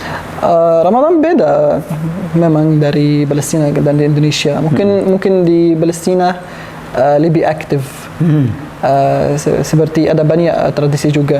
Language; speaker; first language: Indonesian; non-native, learner; Arabic